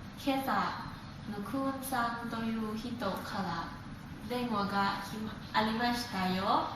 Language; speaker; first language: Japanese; non-native, fluent; Thai